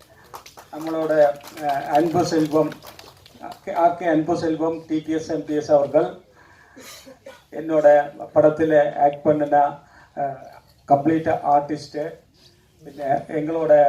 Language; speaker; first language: Tamil; non-native, local second language; Malayalam